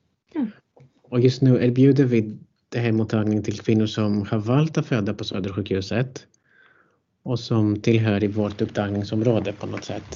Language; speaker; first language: Swedish; non-native, fluent; Greek